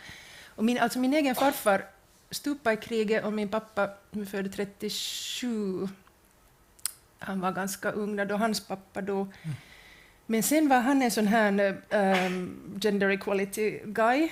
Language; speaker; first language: Swedish; native; Swedish